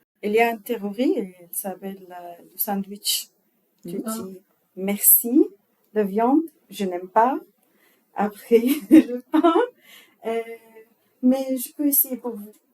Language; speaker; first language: French; non-native, learner; Arabic